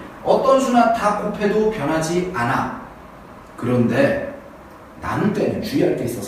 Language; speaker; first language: Korean; native; Korean